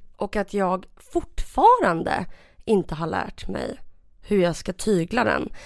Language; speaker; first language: Swedish; early bilingual, other home language; Russian